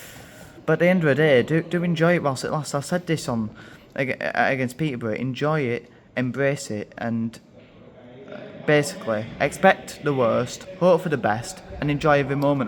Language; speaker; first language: English; native; English